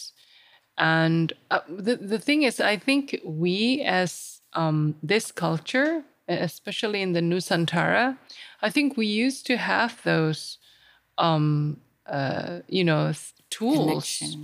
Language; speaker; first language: English; non-native, local second language; Malay